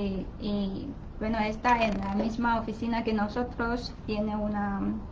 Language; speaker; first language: Spanish; non-native, learner; Chinese